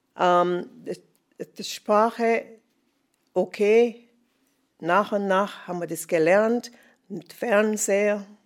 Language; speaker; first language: German; non-native, fluent; Jamaican Creole English